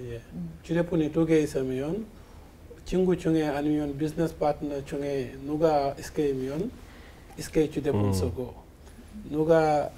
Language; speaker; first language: Korean; non-native, learner; French